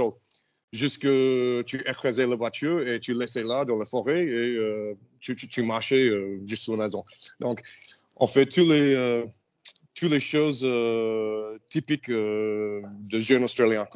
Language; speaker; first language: French; non-native, learner; English